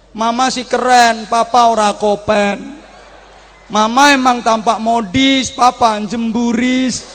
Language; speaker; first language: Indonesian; non-native, local second language; Javanese